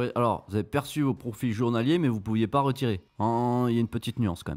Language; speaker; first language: French; native; French